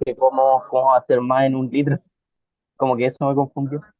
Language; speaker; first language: Spanish; native; Spanish